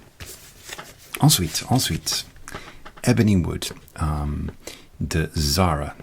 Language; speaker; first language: French; non-native, learner; English